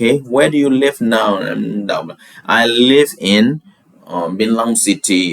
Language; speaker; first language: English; non-native, fluent; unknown